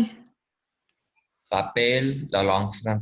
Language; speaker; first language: French; non-native, learner; Spanish